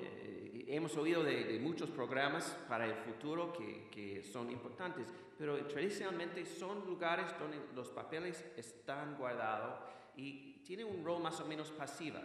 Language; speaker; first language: Spanish; non-native, fluent; English